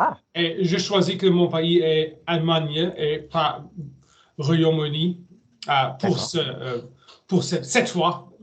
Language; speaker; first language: French; non-native, learner; German